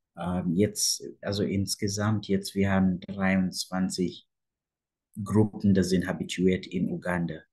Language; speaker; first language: German; non-native, fluent; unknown